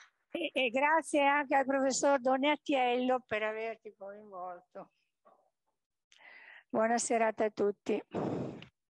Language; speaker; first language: Italian; native; Italian